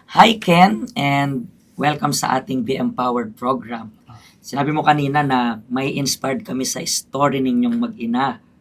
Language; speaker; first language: Filipino; native; Filipino